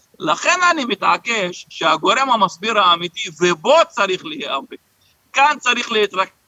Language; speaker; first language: Hebrew; non-native, local second language; Arabic